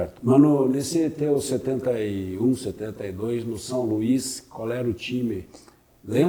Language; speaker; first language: Portuguese; native; Portuguese